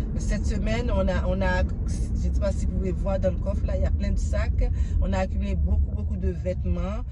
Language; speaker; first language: French; non-native, local second language; Haitian Creole